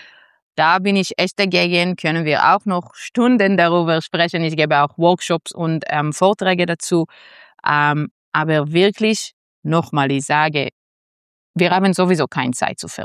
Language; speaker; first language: German; non-native, fluent; Hebrew